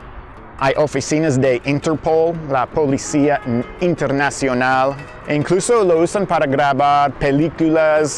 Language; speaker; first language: Spanish; non-native, fluent; English